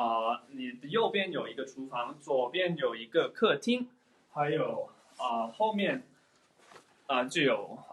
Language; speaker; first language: Chinese; early bilingual, heritage; Chinese